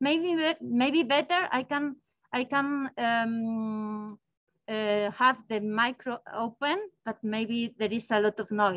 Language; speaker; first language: English; non-native, learner; Spanish